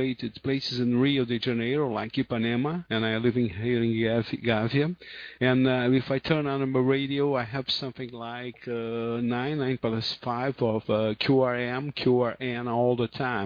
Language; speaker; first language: English; non-native, learner; Portuguese